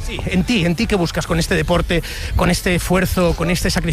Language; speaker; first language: Spanish; native; Spanish